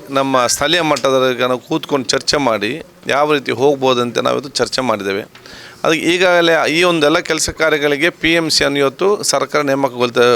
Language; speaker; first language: Kannada; native; Kannada